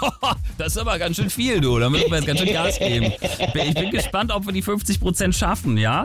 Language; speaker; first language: German; native; German